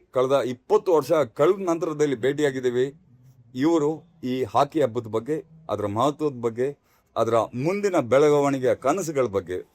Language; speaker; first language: Kannada; non-native, local second language; Kodava